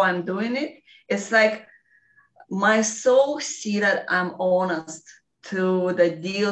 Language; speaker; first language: English; non-native, fluent; Russian